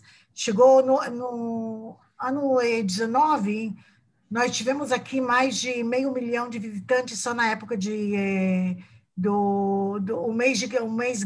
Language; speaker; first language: Portuguese; non-native, fluent; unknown